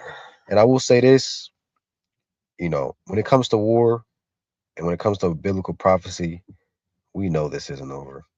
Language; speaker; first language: English; native; English